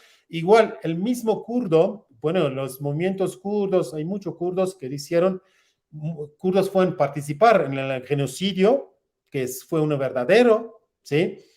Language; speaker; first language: Spanish; non-native, learner; Kurdish